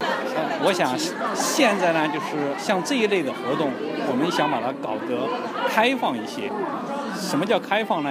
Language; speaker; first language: Chinese; native; Chinese